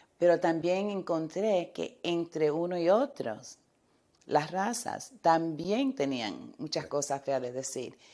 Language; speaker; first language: Spanish; early bilingual, heritage; Spanish